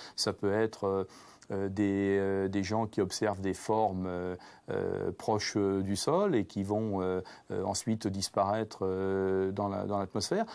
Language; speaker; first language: French; native; French